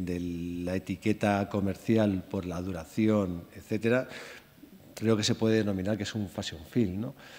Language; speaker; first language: Spanish; native; Spanish